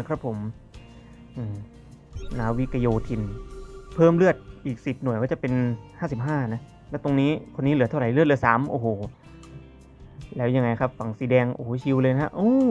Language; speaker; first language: Thai; native; Thai